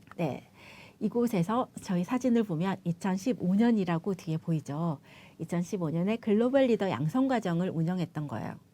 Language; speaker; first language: Korean; native; Korean